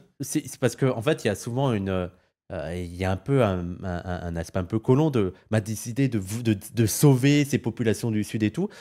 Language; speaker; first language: French; native; French